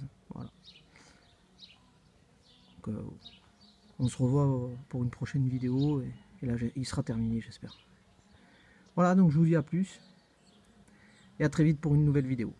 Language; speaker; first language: French; native; French